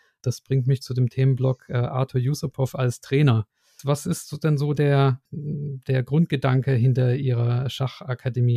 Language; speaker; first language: German; native; German